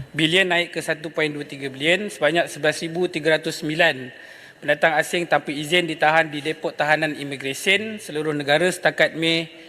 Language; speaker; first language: Malay; native; Malay